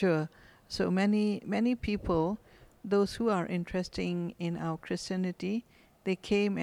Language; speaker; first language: English; non-native, fluent; Burmese